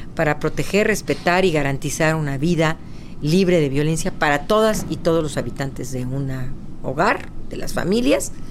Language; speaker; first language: Spanish; native; Spanish